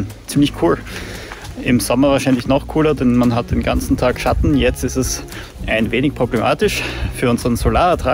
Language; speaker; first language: German; native; German